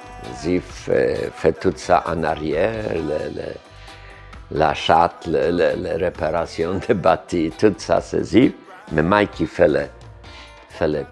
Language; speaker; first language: French; non-native, fluent; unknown